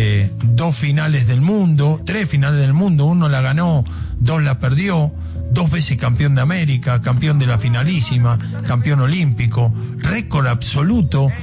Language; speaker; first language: Spanish; native; Spanish